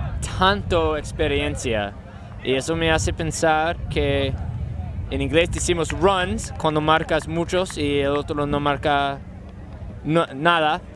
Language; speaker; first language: Spanish; non-native, learner; English